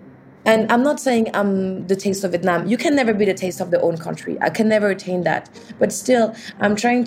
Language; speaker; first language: English; non-native, fluent; French